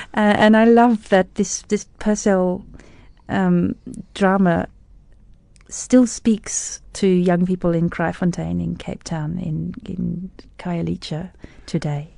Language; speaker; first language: English; native; English